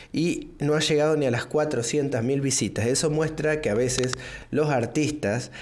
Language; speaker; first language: Spanish; native; Spanish